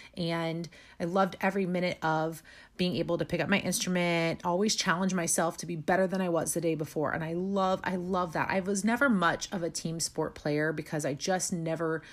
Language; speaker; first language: English; native; English